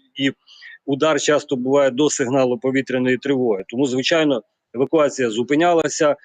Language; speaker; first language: Ukrainian; native; Ukrainian